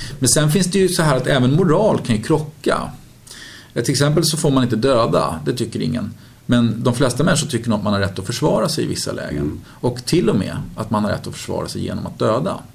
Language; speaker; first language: Swedish; native; Swedish